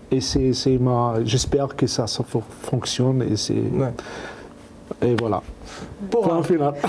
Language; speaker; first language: French; non-native, learner; Arabic